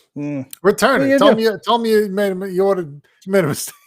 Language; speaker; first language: English; native; English